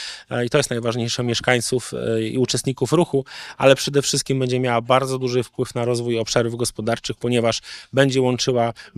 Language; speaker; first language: Polish; native; Polish